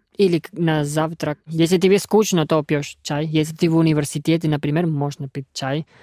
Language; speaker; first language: Russian; non-native, fluent; Spanish